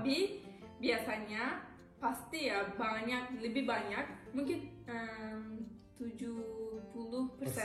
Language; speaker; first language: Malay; non-native, learner; Turkish